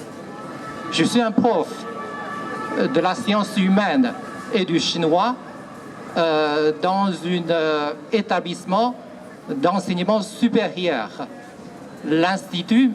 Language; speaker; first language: French; non-native, fluent; Chinese